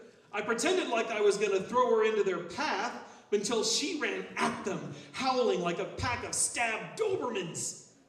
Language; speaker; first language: English; native; English